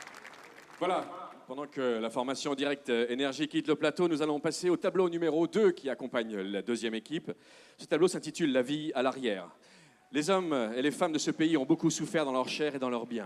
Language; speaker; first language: French; native; French